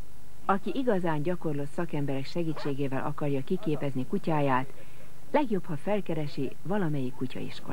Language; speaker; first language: Hungarian; native; Hungarian